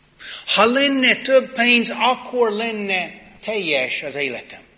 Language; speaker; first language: Hungarian; non-native, learner; English